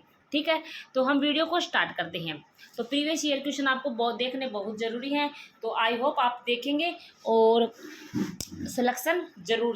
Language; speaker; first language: Hindi; native; Hindi